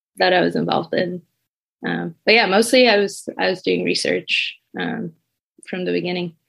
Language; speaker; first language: English; non-native, fluent; Portuguese